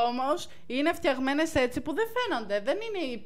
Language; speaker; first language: Greek; native; Greek